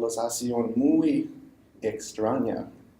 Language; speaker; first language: Spanish; non-native, fluent; English